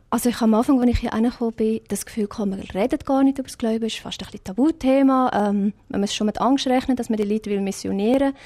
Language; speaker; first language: German; non-native, fluent; Afrikaans